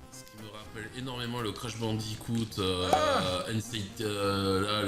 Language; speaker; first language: French; native; French